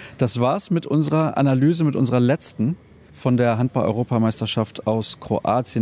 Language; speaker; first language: German; native; German